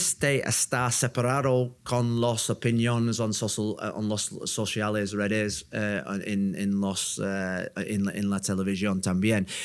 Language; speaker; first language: Spanish; non-native, learner; English